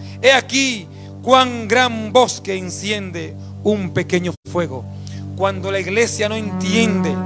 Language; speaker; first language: Spanish; native; Spanish